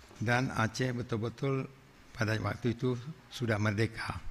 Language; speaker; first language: Indonesian; non-native, local second language; Achinese